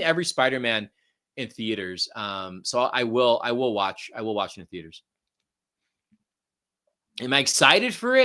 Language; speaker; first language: English; native; English